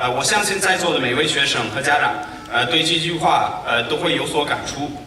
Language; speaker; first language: Chinese; non-native, fluent; English